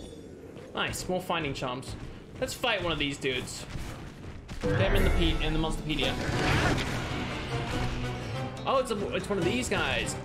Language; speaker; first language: English; native; English